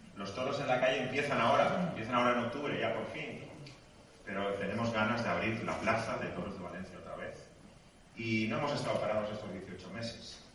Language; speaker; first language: Spanish; native; Spanish